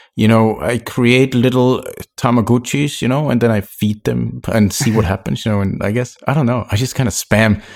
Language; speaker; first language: English; non-native, fluent; Danish